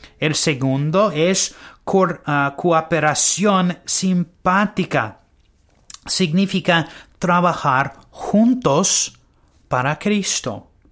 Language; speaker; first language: Spanish; non-native, learner; English